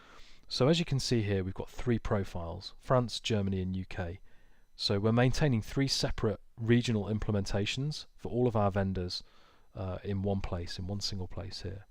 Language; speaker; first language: English; native; English